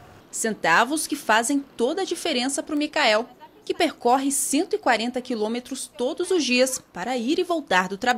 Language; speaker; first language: Portuguese; native; Portuguese